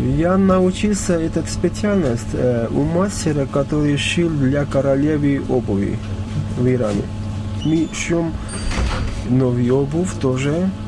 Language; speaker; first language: Russian; non-native, fluent; Armenian